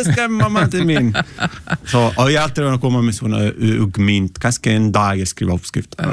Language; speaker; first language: Icelandic; non-native, learner; Italian